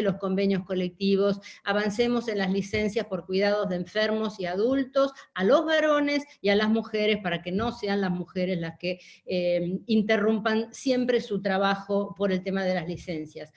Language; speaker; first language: Spanish; native; Spanish